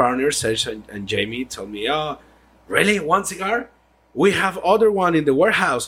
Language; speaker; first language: English; non-native, learner; Spanish